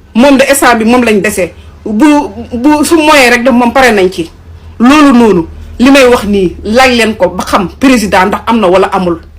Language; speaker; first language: Wolof; native; Wolof